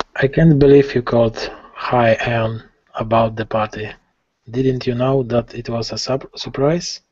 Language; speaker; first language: English; non-native, learner; Polish